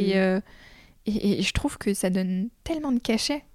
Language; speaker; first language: French; native; French